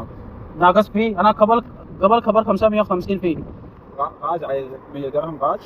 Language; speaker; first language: Arabic; non-native, learner; Urdu